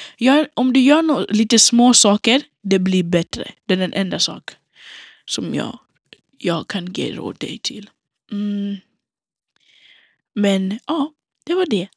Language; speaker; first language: Swedish; non-native, local second language; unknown